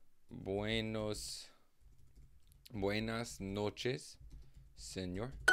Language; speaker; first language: Spanish; non-native, learner; English